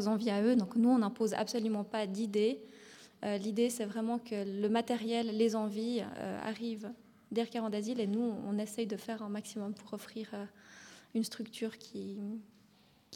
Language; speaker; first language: French; native; French